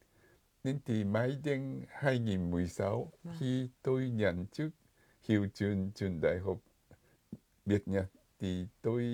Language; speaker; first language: Vietnamese; non-native, fluent; Japanese